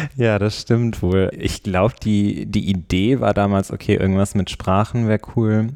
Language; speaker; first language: German; native; German